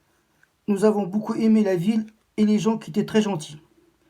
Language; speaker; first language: French; non-native, local second language; Arabic